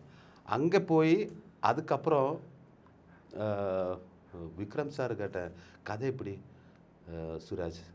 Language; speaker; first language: Tamil; non-native, learner; Malayalam